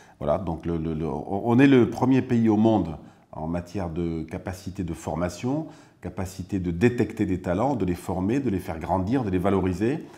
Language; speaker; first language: French; native; French